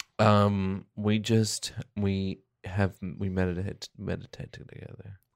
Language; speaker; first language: English; native; English